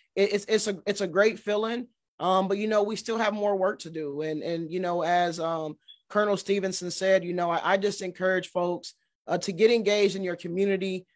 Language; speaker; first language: English; native; English